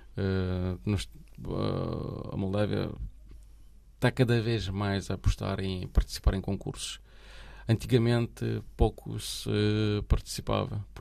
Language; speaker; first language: Portuguese; non-native, fluent; Romanian